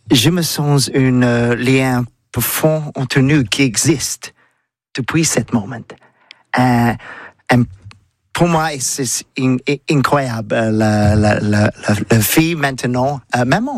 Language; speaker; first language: French; non-native, learner; English